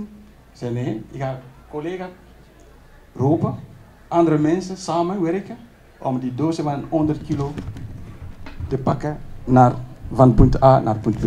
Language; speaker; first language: Dutch; non-native, learner; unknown